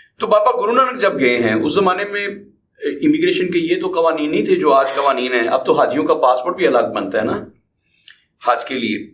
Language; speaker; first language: Urdu; non-native, local second language; Punjabi